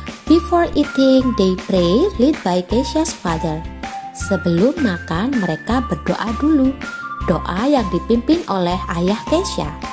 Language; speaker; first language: English; non-native, fluent; Indonesian